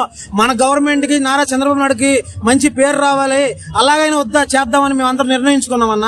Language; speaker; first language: Telugu; native; Telugu